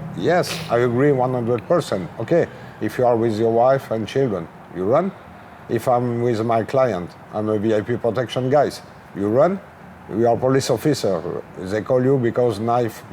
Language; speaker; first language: English; non-native, learner; French